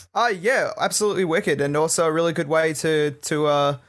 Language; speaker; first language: English; native; English